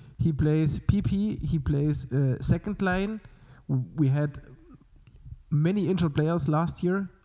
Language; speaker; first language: English; non-native, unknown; German